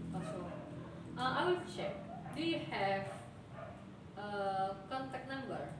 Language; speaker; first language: English; non-native, learner; Indonesian